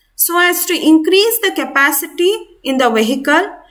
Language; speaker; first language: English; non-native, local second language; Kannada